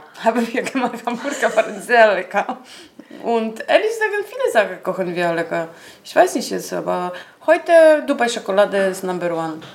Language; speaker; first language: German; non-native, learner; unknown